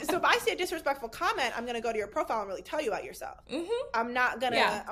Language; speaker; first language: English; native; English